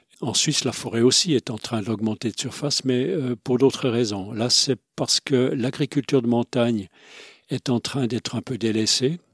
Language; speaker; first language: French; non-native, local second language; Swiss German